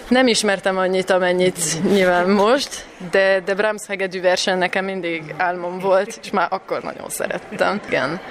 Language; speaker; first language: Hungarian; early bilingual, heritage; Hungarian